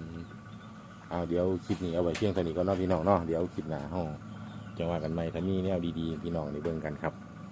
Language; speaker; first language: Thai; native; Thai